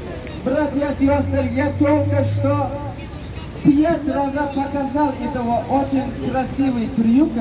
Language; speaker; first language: Russian; non-native, learner; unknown